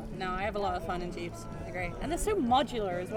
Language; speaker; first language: English; native; English